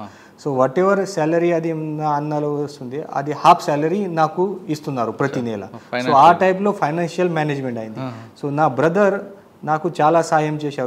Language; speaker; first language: Telugu; non-native, learner; Marathi